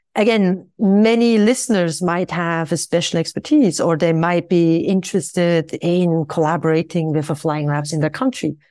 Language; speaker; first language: English; non-native, fluent; Swiss German